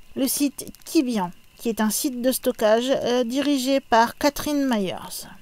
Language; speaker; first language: French; native; French